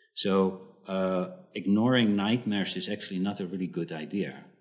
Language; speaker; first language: English; early bilingual, other home language; Dutch